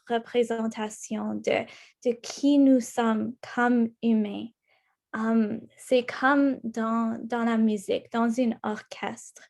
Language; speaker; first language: French; non-native, local second language; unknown